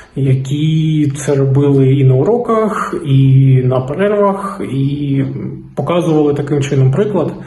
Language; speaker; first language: Ukrainian; non-native, local second language; Russian